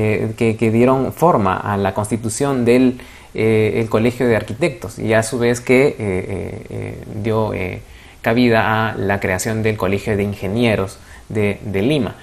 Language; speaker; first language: Spanish; native; Spanish